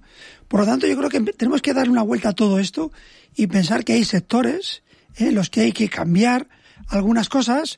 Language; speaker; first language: Spanish; native; Spanish